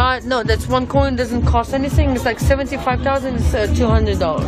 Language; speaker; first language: English; non-native, fluent; Russian